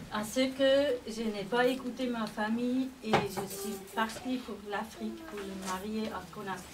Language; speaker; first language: French; non-native, fluent; German